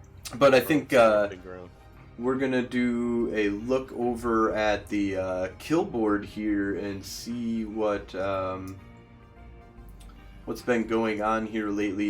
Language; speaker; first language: English; native; English